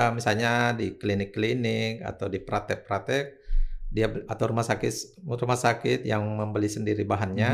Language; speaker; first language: Indonesian; native; Indonesian